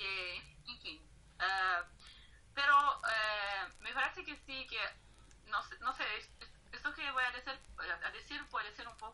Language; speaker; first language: Spanish; non-native, fluent; Portuguese